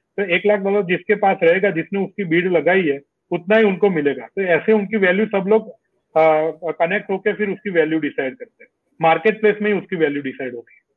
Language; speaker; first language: Hindi; non-native, local second language; Gujarati